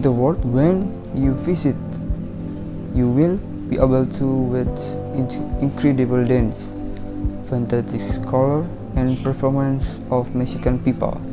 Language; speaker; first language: English; non-native, learner; Indonesian